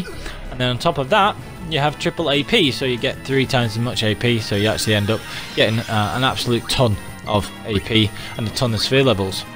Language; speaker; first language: English; native; English